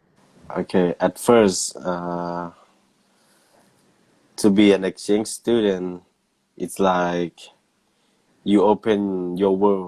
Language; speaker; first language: English; non-native, learner; Thai